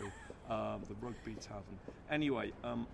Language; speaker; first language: English; native; English